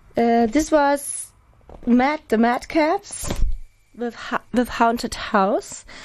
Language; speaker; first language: English; non-native, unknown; German